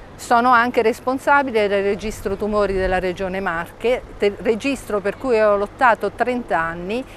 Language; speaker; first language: Italian; native; Italian